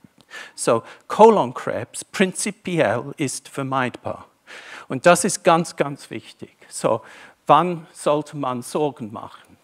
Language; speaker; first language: German; non-native, fluent; English